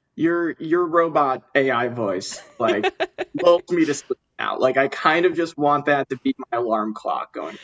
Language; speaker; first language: English; native; English